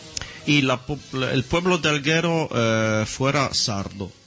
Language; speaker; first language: Spanish; non-native, learner; Italian